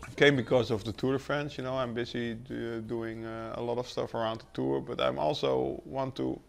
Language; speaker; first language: English; non-native, fluent; Dutch